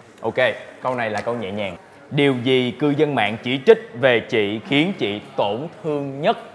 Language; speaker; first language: Vietnamese; native; Vietnamese